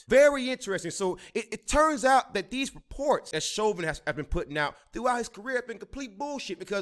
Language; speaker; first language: English; native; English